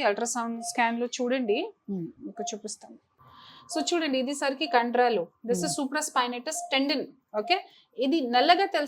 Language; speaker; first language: Telugu; non-native, fluent; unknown